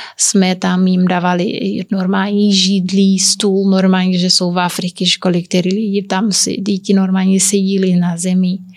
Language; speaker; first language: Czech; non-native, learner; Kabuverdianu